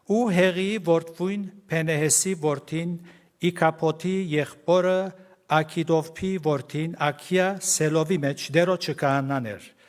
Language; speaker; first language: Armenian; early bilingual, heritage; Armenian